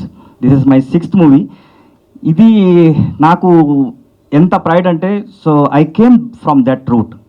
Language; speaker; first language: Telugu; non-native, learner; Kannada